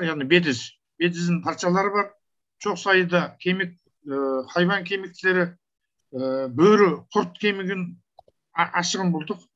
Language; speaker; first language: Turkish; non-native, learner; Kazakh